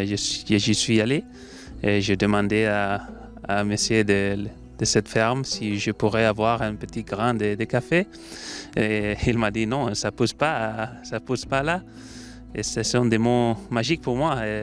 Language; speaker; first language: French; non-native, learner; Spanish